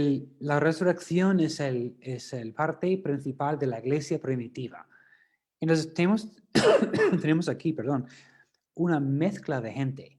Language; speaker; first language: Spanish; non-native, fluent; English